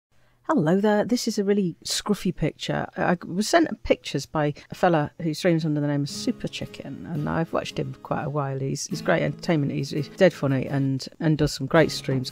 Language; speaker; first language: English; native; English